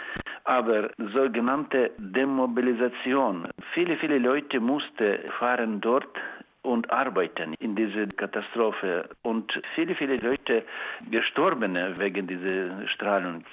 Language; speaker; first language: German; non-native, learner; Ukrainian